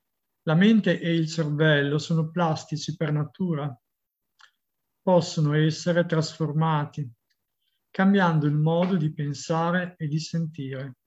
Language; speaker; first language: Italian; native; Italian